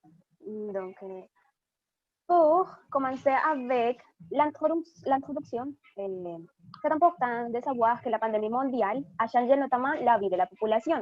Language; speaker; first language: French; non-native, fluent; Spanish